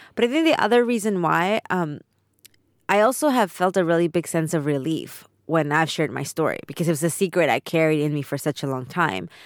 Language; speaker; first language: English; early bilingual, other home language; Spanish